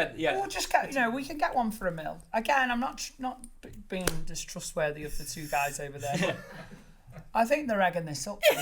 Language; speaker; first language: English; native; English